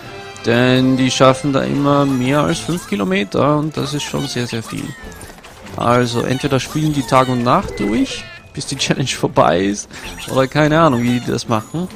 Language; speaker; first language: German; native; German